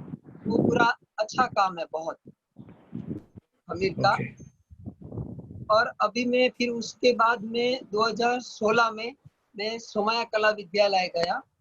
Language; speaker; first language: Hindi; non-native, local second language; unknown